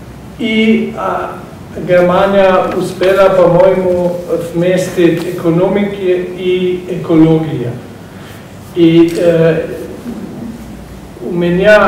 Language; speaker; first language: Russian; non-native, learner; German